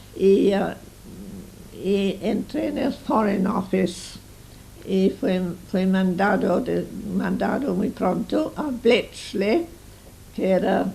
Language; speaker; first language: Spanish; non-native, fluent; English